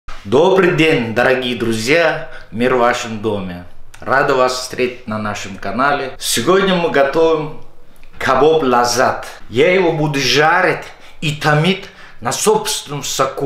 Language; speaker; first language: Russian; non-native, fluent; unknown